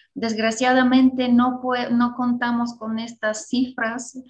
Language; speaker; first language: Spanish; non-native, fluent; Bulgarian